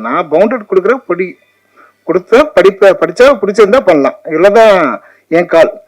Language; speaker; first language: Tamil; native; Tamil